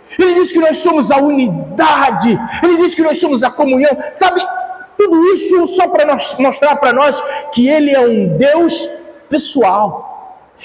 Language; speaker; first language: Portuguese; native; Portuguese